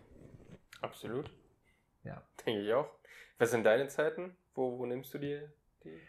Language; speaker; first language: German; native; German